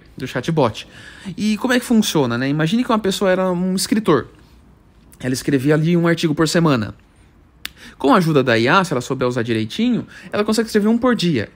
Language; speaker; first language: Portuguese; native; Portuguese